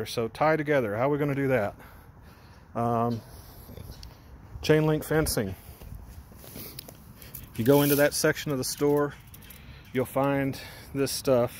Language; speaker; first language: English; native; English